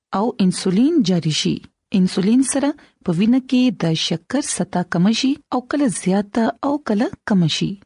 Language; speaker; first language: Pashto; non-native, local second language; Punjabi